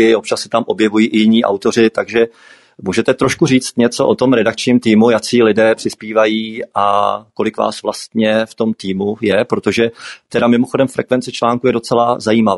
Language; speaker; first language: Czech; native; Czech